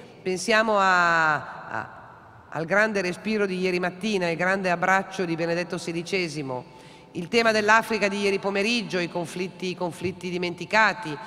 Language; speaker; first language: Italian; native; Italian